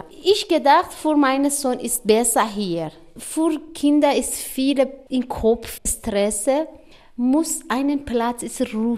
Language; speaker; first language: German; non-native, learner; Persian